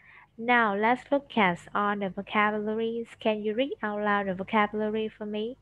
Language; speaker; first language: English; non-native, fluent; Vietnamese